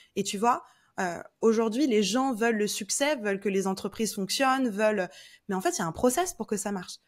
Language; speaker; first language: French; native; French